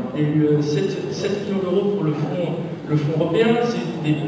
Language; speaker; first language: French; native; French